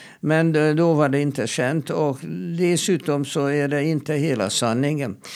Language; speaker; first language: Swedish; non-native, fluent; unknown